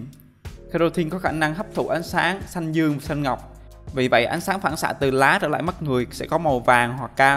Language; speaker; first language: Vietnamese; native; Vietnamese